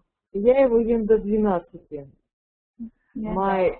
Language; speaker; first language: Russian; native; Russian